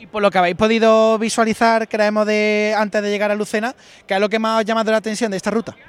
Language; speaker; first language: Spanish; native; Spanish